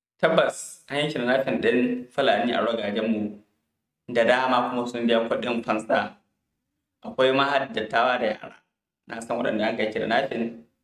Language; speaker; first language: Hausa; non-native, local second language; Fula